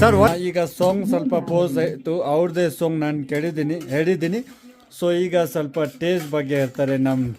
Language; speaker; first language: Kannada; non-native, fluent; Ladakhi